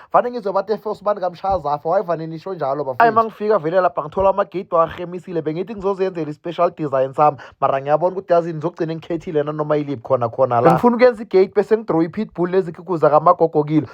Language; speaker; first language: Zulu; non-native, local second language; South Ndebele